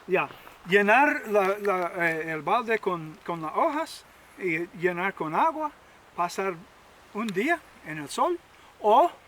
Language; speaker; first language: Spanish; non-native, learner; English